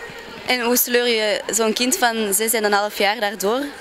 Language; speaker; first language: Dutch; native; Dutch